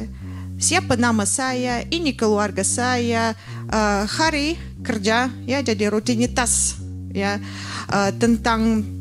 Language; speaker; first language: Indonesian; non-native, fluent; Russian